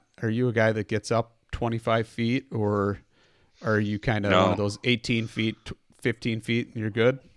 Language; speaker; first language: English; native; English